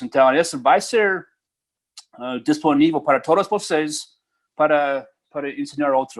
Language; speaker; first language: Portuguese; non-native, fluent; English